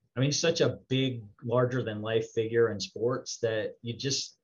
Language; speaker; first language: English; native; English